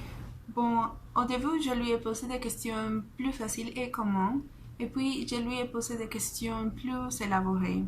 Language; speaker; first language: French; non-native, fluent; Spanish